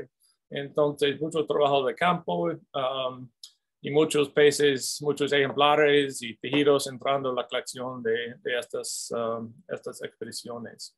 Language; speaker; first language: Spanish; non-native, fluent; English